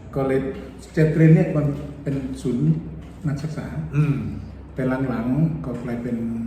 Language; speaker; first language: Thai; non-native, fluent; Indonesian